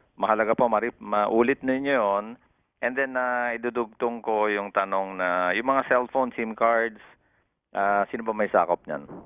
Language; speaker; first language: Filipino; native; Filipino